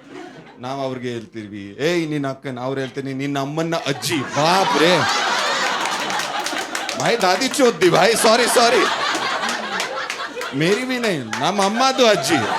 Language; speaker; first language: Kannada; non-native, learner; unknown